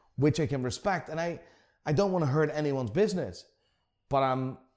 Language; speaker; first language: English; non-native, fluent; Dutch